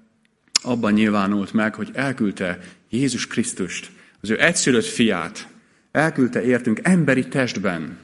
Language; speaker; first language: Hungarian; native; Hungarian